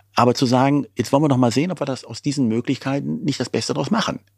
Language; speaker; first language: German; native; German